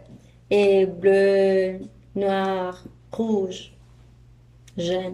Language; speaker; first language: French; non-native, learner; Spanish